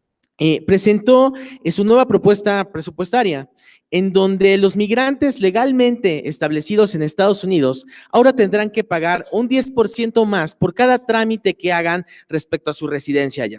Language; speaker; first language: Spanish; native; Spanish